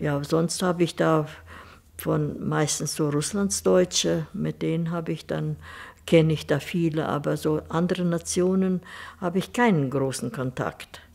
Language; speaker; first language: German; early bilingual, heritage; German